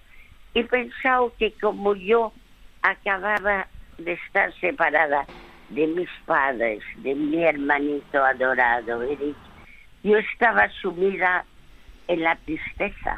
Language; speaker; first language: Spanish; early bilingual, other home language; French